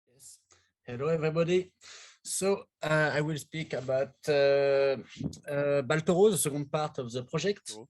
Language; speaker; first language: English; non-native, learner; French